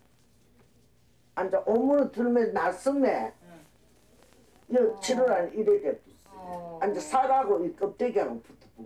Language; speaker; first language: Korean; native; Korean